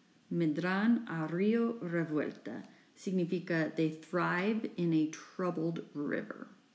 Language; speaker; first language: English; native; English